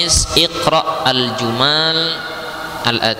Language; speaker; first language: Arabic; non-native, fluent; Indonesian